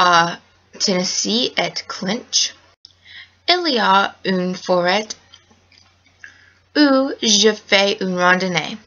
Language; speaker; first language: French; non-native, learner; English